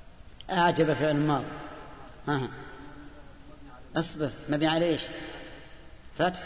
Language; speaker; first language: Arabic; native; Arabic